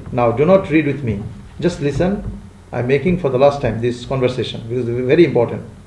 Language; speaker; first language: English; non-native, local second language; Bangla